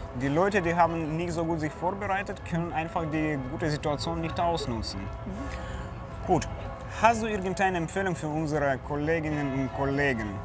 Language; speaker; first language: German; non-native, fluent; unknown